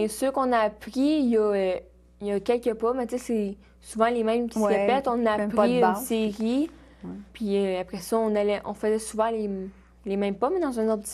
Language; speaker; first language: French; native; French